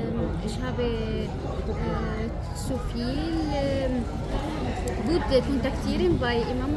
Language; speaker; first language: German; non-native, learner; Arabic